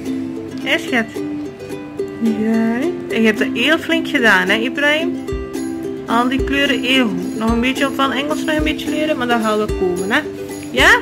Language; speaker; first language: Dutch; non-native, fluent; Urdu